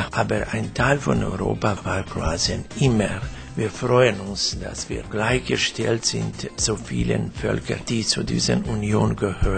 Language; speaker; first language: German; non-native, fluent; Croatian